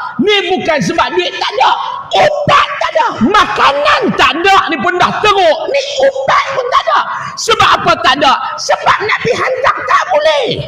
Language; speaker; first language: Malay; native; Malay